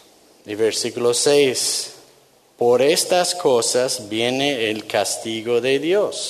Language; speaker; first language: Spanish; non-native, fluent; English